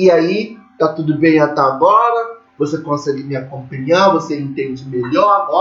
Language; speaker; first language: Portuguese; non-native, fluent; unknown